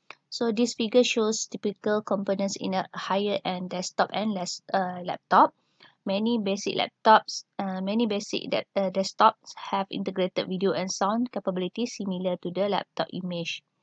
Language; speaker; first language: English; non-native, local second language; Malay